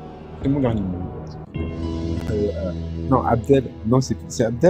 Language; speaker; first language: French; native; French